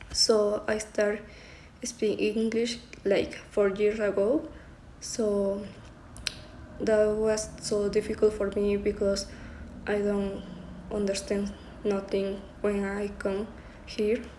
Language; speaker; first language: English; non-native, learner; Spanish